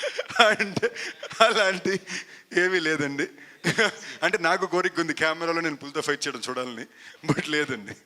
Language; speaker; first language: Telugu; native; Telugu